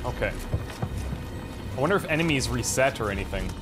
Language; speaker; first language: English; native; English